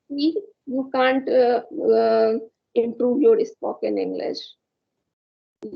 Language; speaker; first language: English; non-native, learner; Hindi